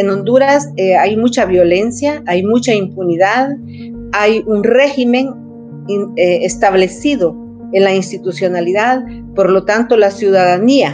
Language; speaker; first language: Spanish; native; Spanish